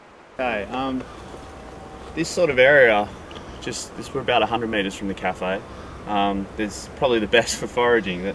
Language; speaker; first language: English; native; English